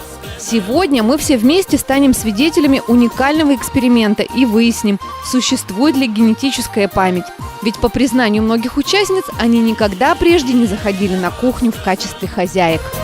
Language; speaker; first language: Russian; native; Russian